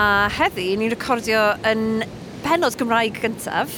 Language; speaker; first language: Welsh; native; Welsh